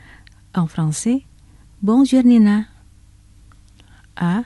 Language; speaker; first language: French; non-native, fluent; Indonesian